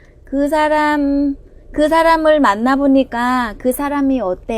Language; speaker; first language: Korean; non-native, fluent; Vietnamese